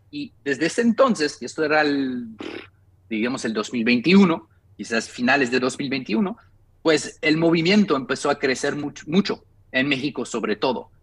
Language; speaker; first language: Spanish; non-native, fluent; French